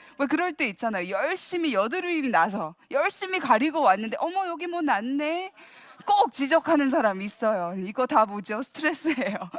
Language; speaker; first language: Korean; early bilingual, heritage; Korean